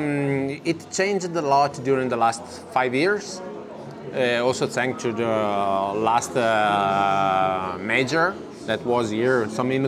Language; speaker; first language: English; non-native, fluent; Italian